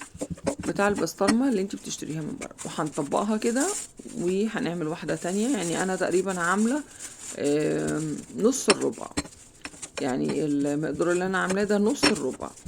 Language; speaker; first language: Arabic; native; Arabic